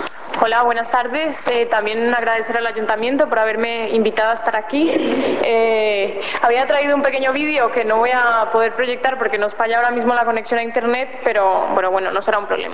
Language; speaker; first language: Spanish; native; Spanish